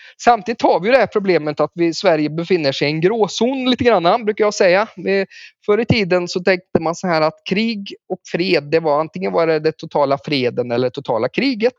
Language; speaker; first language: Swedish; native; Swedish